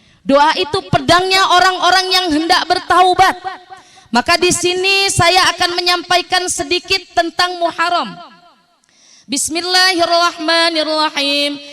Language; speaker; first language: Indonesian; native; Indonesian